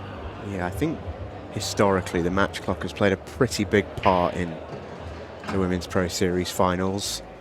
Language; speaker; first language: English; native; English